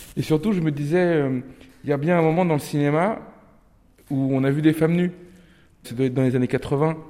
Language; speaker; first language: French; early bilingual, other home language; Turkish